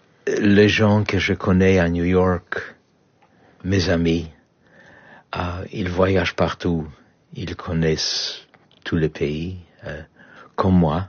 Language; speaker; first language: French; non-native, learner; Polish